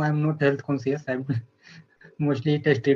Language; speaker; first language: English; non-native, learner; Hindi